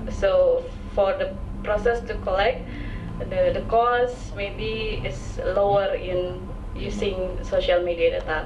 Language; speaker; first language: English; non-native, local second language; Indonesian